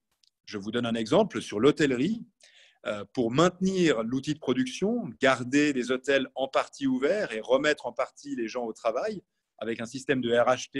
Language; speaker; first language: French; native; French